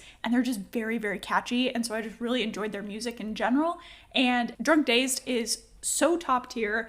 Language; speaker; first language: English; native; English